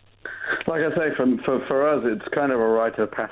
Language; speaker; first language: English; native; English